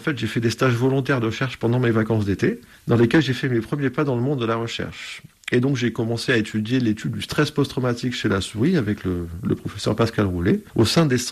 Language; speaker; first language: French; native; French